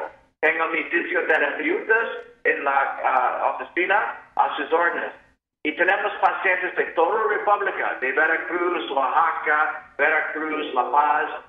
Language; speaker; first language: Spanish; non-native, fluent; English